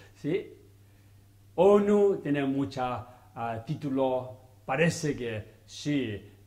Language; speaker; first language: Spanish; non-native, learner; Chinese